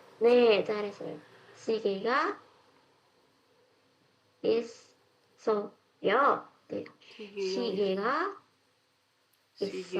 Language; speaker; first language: Korean; non-native, fluent; Indonesian